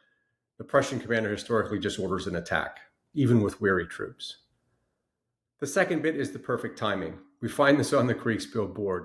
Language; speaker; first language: English; native; English